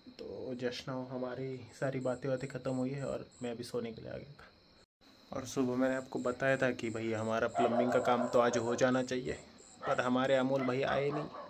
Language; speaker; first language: Hindi; non-native, local second language; Marathi